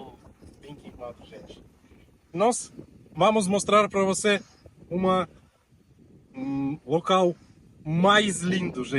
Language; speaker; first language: Portuguese; non-native, learner; Russian